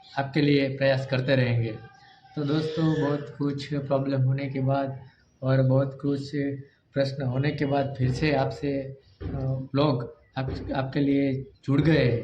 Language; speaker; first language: Hindi; non-native, local second language; Gujarati